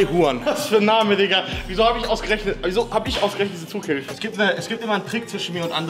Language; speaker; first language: German; native; German